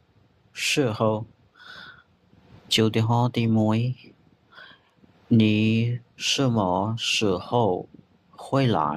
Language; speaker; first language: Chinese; non-native, fluent; Khmer